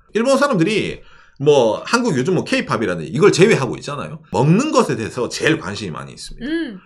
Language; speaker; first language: Korean; native; Korean